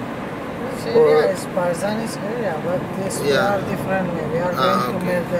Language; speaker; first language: English; non-native, learner; Kurdish